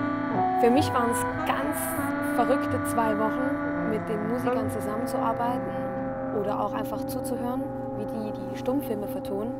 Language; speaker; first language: German; native; German